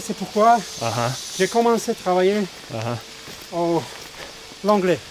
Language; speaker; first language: French; non-native, learner; Tajik